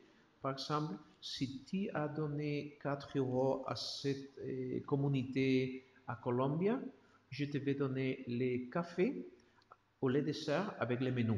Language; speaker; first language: French; non-native, learner; Spanish